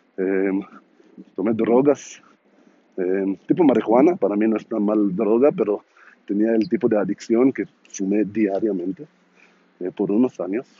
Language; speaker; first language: Spanish; non-native, learner; Hebrew